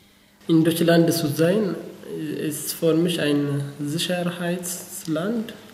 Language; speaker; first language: German; non-native, learner; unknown